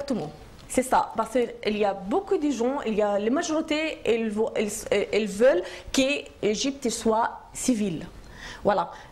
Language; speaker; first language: French; non-native, learner; Arabic